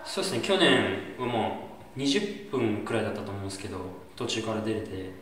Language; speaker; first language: Japanese; native; Japanese